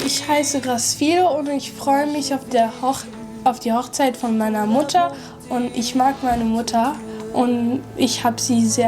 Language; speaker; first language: German; early bilingual, other home language; French